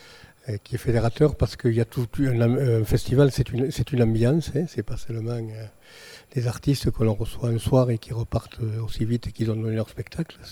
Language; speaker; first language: French; native; French